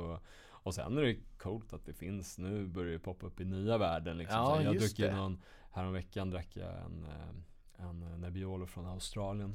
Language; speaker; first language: Swedish; native; Swedish